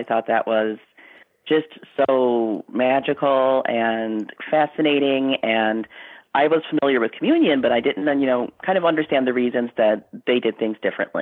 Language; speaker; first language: English; native; English